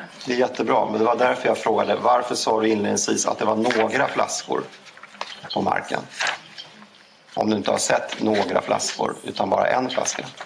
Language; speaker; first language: Swedish; native; Swedish